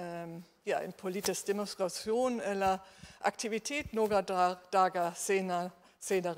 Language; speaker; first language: Danish; non-native, learner; German